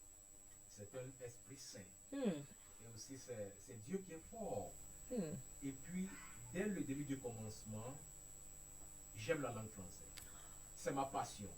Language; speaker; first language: French; non-native, fluent; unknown